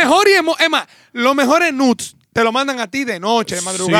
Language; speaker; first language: Spanish; native; Spanish